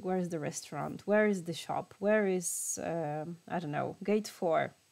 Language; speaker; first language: English; non-native, fluent; Polish